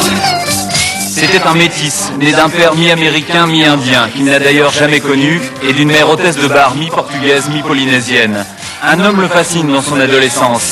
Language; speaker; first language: French; native; French